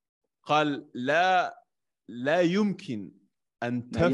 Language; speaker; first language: Arabic; non-native, fluent; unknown